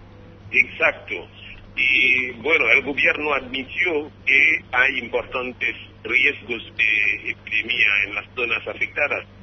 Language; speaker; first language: Spanish; non-native, fluent; Haitian Creole